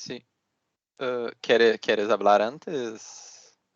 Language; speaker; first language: Spanish; non-native, learner; Portuguese